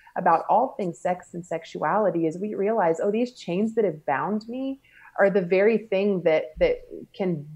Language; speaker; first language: English; native; English